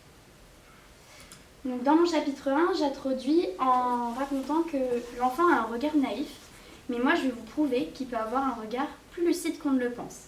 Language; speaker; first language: French; native; French